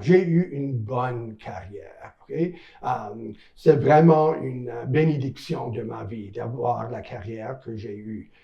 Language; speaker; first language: French; non-native, local second language; English